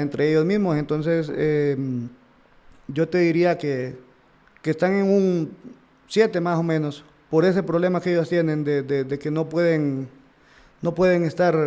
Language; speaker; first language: Spanish; native; Spanish